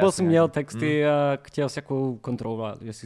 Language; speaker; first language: Czech; non-native, learner; English